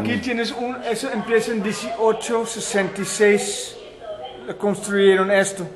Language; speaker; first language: Spanish; non-native, fluent; Dutch